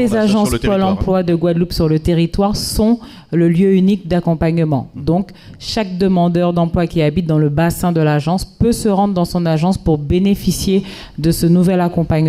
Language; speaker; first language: French; native; French